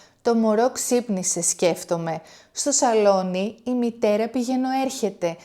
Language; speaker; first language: Greek; native; Greek